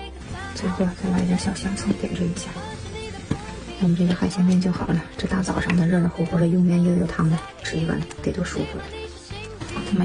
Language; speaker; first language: Chinese; native; Chinese